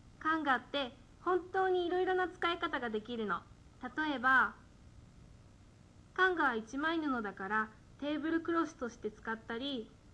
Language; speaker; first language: Japanese; native; Japanese